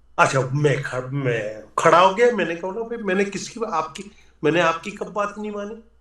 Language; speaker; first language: Urdu; native; Urdu